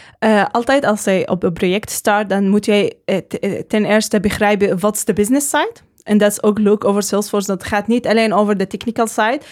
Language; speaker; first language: Dutch; non-native, learner; Arabic